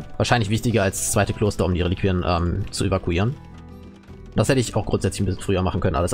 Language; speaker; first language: German; native; German